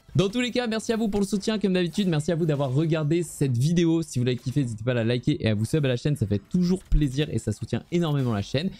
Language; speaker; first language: French; native; French